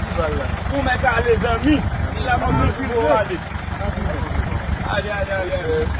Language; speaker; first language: French; non-native, local second language; Haitian Creole